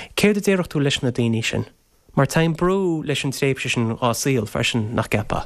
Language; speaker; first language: Irish; native; Irish